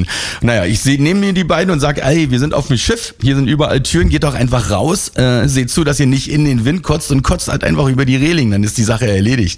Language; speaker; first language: German; native; German